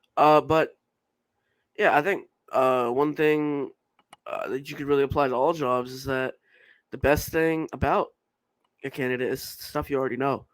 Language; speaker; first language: English; native; English